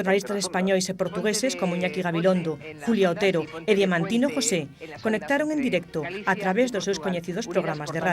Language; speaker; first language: Galician; native; Galician